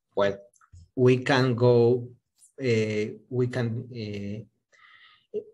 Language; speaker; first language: English; non-native, fluent; Spanish